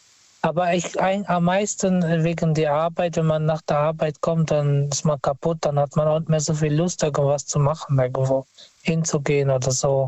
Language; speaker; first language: German; non-native, fluent; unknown